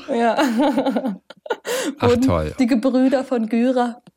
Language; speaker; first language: German; native; German